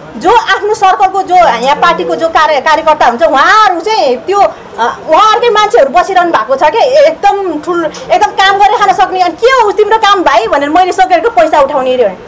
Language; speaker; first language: Nepali; native; Nepali